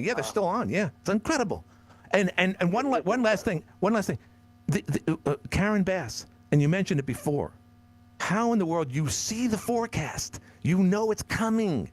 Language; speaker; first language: English; native; English